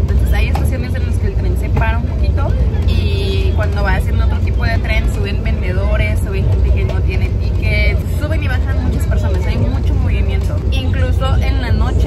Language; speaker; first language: Spanish; native; Spanish